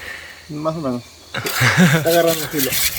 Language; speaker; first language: Spanish; non-native, local second language; Shipibo-Conibo